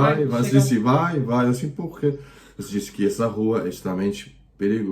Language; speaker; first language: Portuguese; non-native, fluent; Croatian